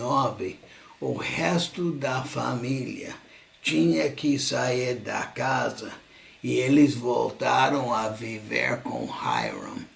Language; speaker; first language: Portuguese; non-native, fluent; English